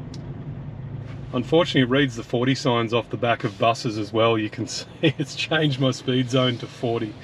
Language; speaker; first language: English; native; English